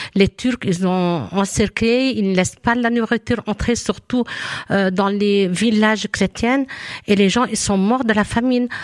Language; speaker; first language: French; non-native, local second language; Arabic